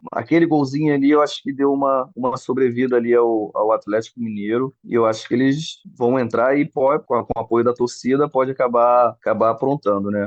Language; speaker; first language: Portuguese; native; Portuguese